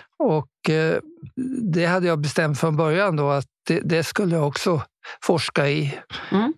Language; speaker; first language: Swedish; native; Swedish